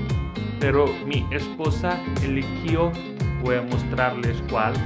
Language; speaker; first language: Spanish; non-native, fluent; Hindi